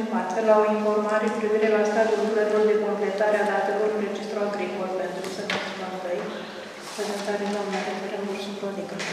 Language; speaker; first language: Romanian; native; Romanian